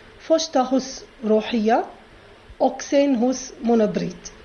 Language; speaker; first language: Swedish; non-native, learner; Arabic